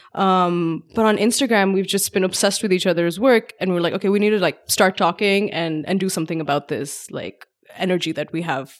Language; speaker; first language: English; non-native, local second language; Urdu